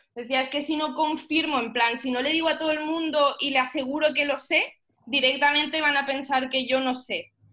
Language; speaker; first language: Spanish; early bilingual, heritage; Spanish